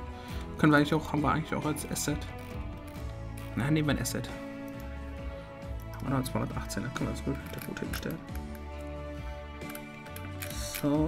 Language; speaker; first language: German; native; German